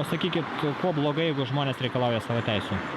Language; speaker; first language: Lithuanian; native; Lithuanian